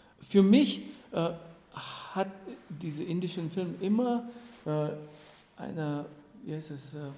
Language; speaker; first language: German; non-native, fluent; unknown